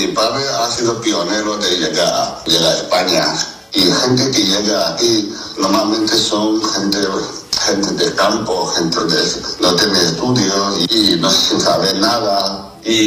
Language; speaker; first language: Spanish; non-native, fluent; Chinese